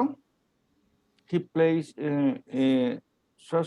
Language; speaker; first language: English; non-native, learner; Spanish